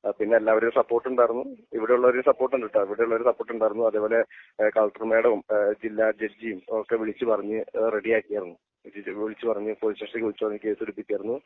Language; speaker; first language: Malayalam; native; Malayalam